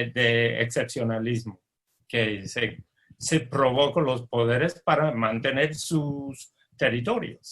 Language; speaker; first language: Spanish; non-native, fluent; English